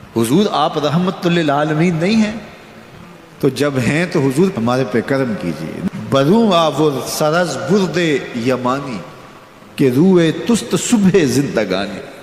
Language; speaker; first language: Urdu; non-native, local second language; Punjabi